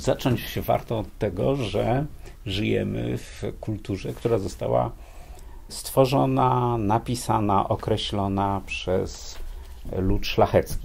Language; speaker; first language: Polish; native; Polish